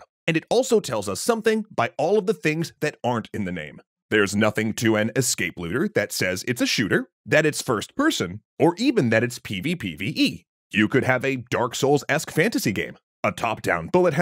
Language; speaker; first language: English; native; English